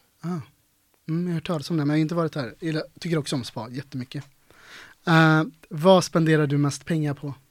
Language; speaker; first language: Swedish; native; Swedish